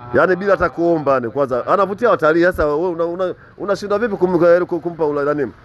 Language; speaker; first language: Swahili; native; Swahili